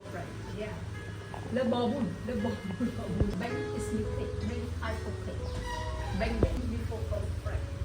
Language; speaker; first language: English; non-native, learner; Vietnamese